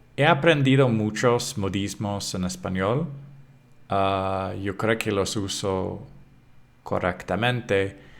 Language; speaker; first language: Spanish; non-native, fluent; English